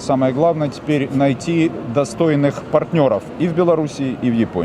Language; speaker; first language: Russian; native; Russian